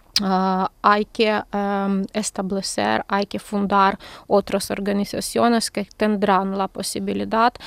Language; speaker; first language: Spanish; non-native, learner; Ukrainian